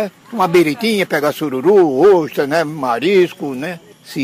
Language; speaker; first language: Portuguese; native; Portuguese